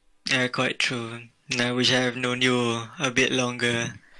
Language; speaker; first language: English; non-native, local second language; Malay